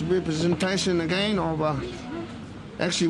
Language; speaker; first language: English; native; English